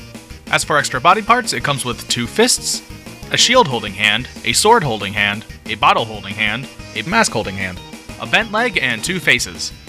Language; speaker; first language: English; native; English